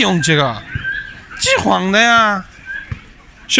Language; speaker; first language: Chinese; non-native, learner; Punjabi